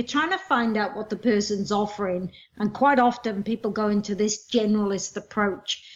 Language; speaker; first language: English; native; English